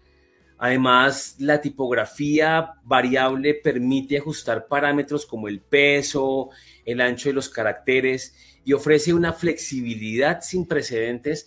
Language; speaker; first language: Spanish; native; Spanish